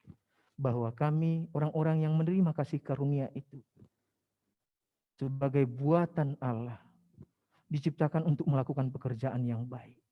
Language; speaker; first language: Indonesian; native; Indonesian